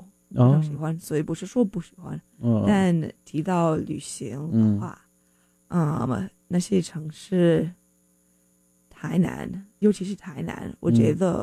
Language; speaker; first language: Chinese; non-native, fluent; English